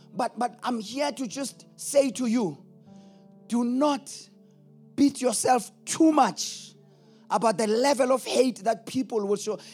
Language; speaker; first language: English; non-native, local second language; Zulu